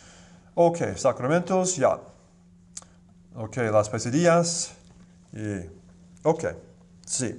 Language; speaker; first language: Spanish; non-native, fluent; English